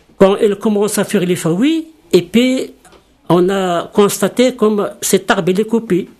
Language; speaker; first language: French; non-native, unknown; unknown